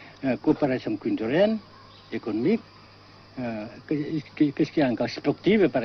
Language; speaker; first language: French; non-native, fluent; Vietnamese